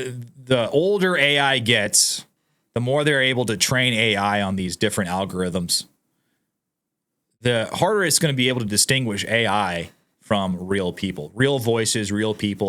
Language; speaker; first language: English; native; English